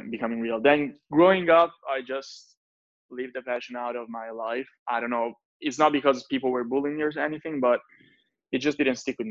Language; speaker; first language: English; non-native, fluent; Italian